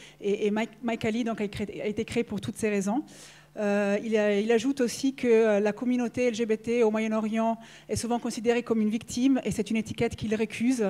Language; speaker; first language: French; native; French